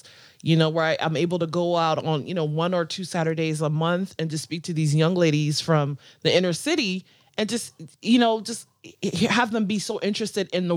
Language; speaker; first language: English; non-native, local second language; Akan